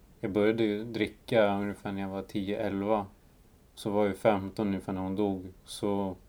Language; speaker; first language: Swedish; early bilingual, other home language; Spanish